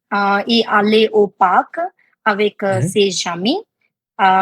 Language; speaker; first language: French; non-native, learner; Hindi